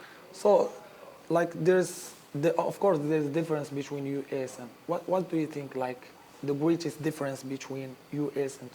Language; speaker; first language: English; non-native, learner; Arabic